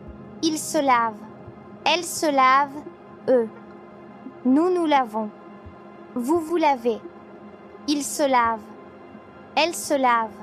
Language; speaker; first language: French; non-native, local second language; Arabic